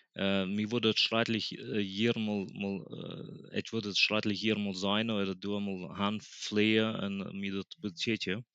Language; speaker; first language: German; early bilingual, other home language; Plautdietsch